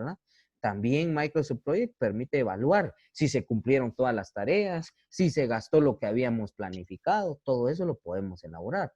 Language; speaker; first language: Spanish; native; Spanish